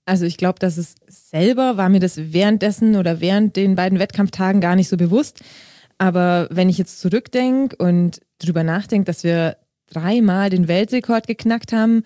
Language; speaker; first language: German; native; German